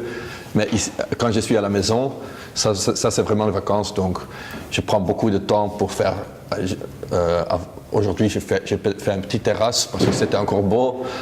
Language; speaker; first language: French; non-native, local second language; Dutch